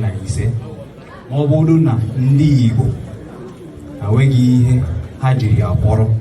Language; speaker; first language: Igbo; early bilingual, heritage; Igbo